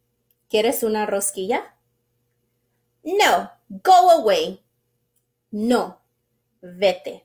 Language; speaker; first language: Spanish; early bilingual, heritage; English